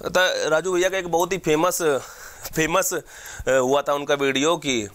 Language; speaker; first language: Hindi; native; Hindi